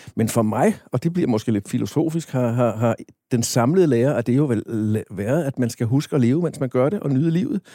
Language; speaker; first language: Danish; native; Danish